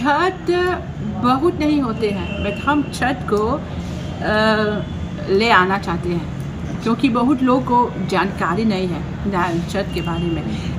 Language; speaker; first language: Hindi; non-native, fluent; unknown